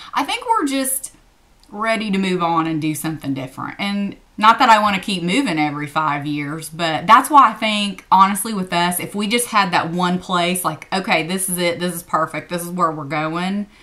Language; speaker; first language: English; native; English